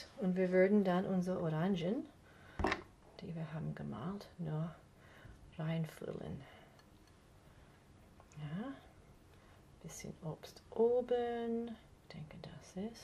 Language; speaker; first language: German; non-native, fluent; English